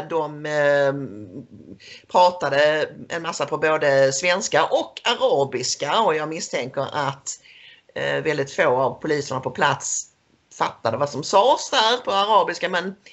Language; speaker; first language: Swedish; native; Swedish